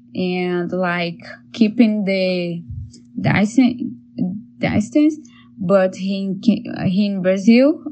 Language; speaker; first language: English; non-native, learner; Portuguese